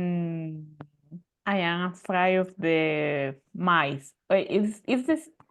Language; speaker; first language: English; non-native, learner; Spanish